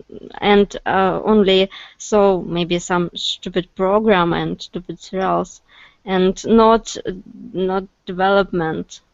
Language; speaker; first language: English; non-native, learner; Russian